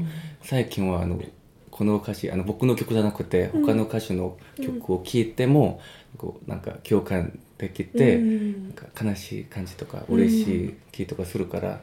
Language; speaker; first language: Japanese; non-native, fluent; Korean